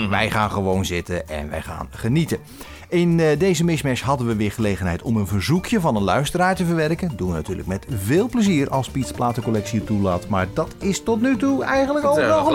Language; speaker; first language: Dutch; native; Dutch